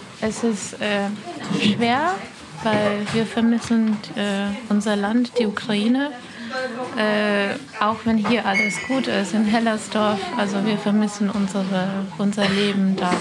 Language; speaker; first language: German; non-native, learner; Ukrainian